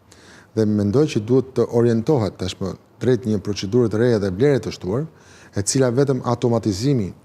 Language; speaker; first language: Albanian; native; Albanian